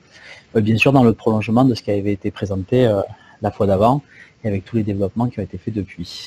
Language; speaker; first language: French; native; French